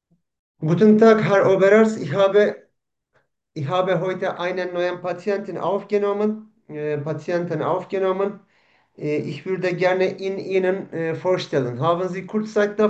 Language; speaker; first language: German; non-native, learner; Turkish